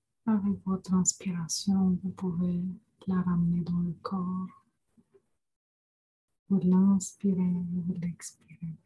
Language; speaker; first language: French; non-native, fluent; Romanian